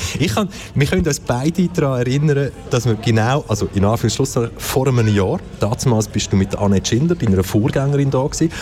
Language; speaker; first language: German; native; German